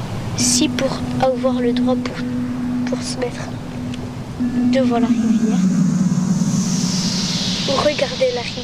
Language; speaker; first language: French; native; French